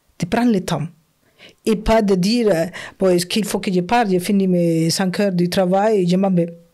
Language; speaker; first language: French; non-native, fluent; Spanish